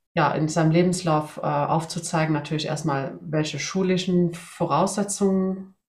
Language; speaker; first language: German; non-native, fluent; Swedish